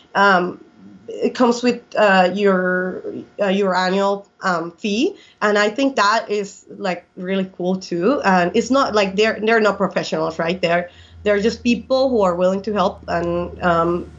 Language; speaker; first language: English; non-native, fluent; Spanish